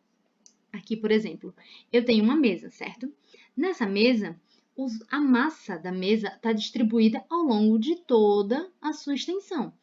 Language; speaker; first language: Portuguese; native; Portuguese